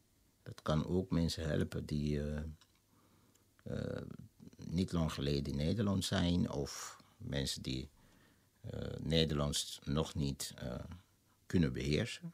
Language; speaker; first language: Dutch; non-native, fluent; Lingala